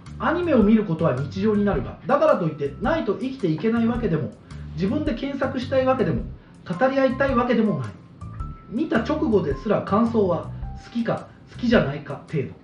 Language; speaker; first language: Japanese; native; Japanese